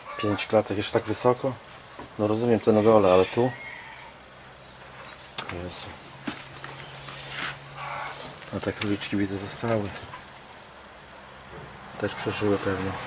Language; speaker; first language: Polish; native; Polish